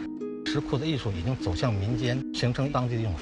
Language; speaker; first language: Chinese; native; Chinese